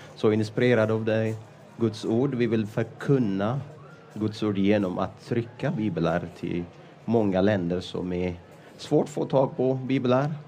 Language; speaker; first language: Swedish; non-native, fluent; Amharic